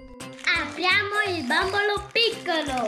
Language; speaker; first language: Italian; early bilingual, other home language; Spanish